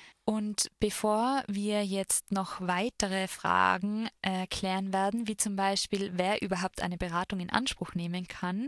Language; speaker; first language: German; native; German